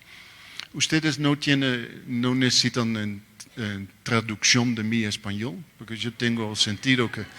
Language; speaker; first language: Spanish; non-native, learner; Dutch